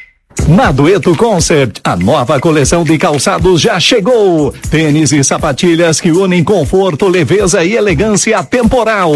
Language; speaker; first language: Portuguese; native; Portuguese